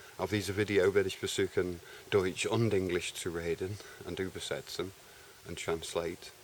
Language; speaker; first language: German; non-native, fluent; English